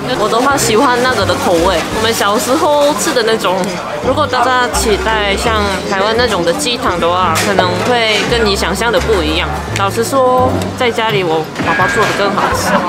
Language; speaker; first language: Chinese; non-native, fluent; Korean